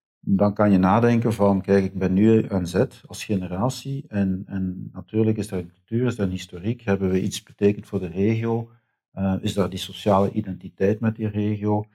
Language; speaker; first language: Dutch; native; Dutch